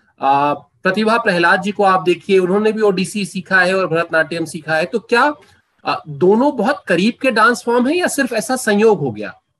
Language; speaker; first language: Hindi; native; Hindi